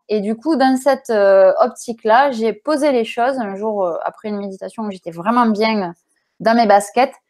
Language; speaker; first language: French; native; French